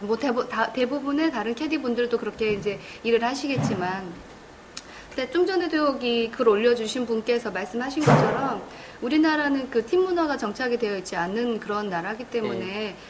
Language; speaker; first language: Korean; native; Korean